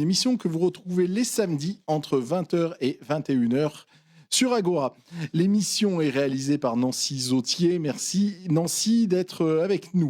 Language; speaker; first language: French; native; French